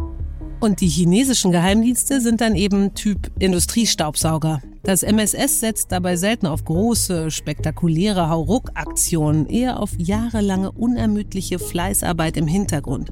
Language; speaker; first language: German; native; German